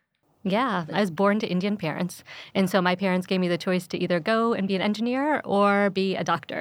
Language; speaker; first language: English; early bilingual, other home language; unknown